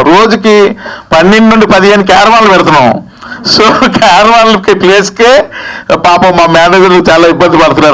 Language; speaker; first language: Telugu; native; Telugu